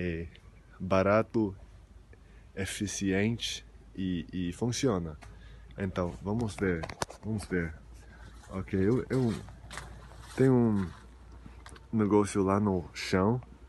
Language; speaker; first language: Portuguese; non-native, fluent; English